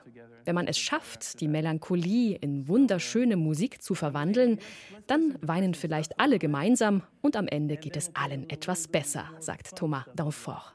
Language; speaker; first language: German; native; German